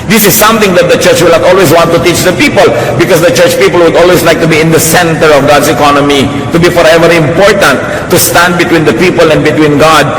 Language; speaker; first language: English; non-native, local second language; Filipino